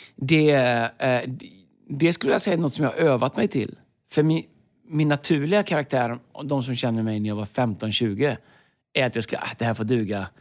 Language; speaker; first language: Swedish; native; Swedish